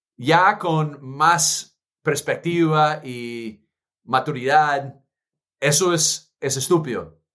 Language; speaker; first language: Spanish; non-native, fluent; English